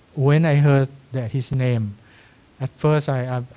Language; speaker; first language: English; non-native, fluent; Thai